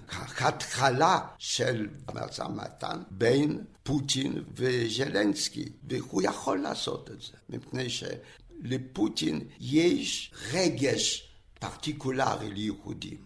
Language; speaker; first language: Hebrew; non-native, fluent; French